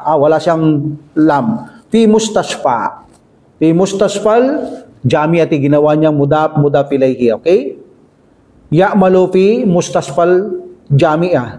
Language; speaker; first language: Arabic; non-native, fluent; Filipino